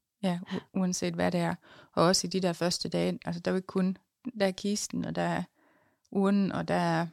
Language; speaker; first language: Danish; native; Danish